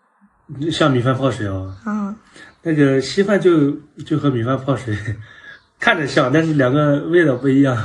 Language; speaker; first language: Chinese; native; Chinese